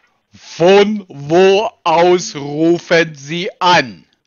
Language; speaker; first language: German; native; German